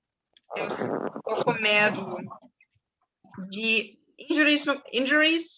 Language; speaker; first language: Portuguese; non-native, fluent; German